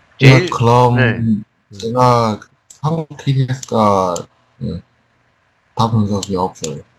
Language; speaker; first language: Korean; non-native, learner; Chinese